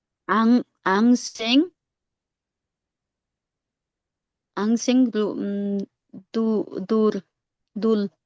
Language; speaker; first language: Korean; non-native, learner; Hindi